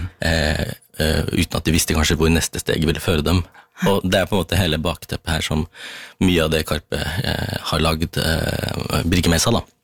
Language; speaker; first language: Norwegian; early bilingual, other home language; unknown